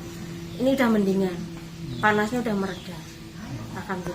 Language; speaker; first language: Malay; non-native, local second language; Javanese